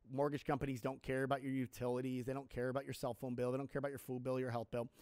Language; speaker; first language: English; native; English